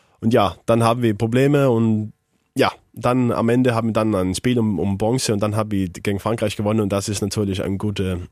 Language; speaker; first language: German; non-native, learner; Faroese